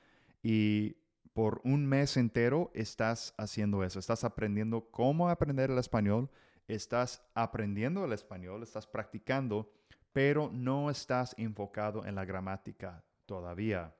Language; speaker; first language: Spanish; non-native, fluent; English